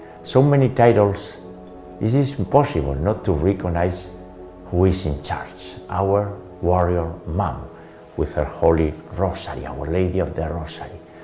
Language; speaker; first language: English; non-native, fluent; Spanish